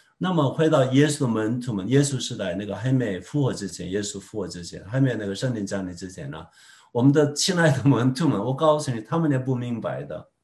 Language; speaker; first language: Chinese; non-native, fluent; Korean